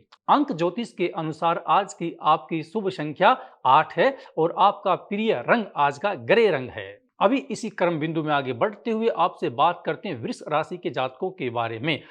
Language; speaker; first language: Hindi; native; Hindi